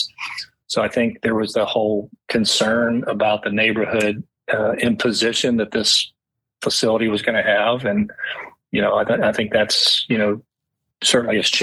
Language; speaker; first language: English; native; English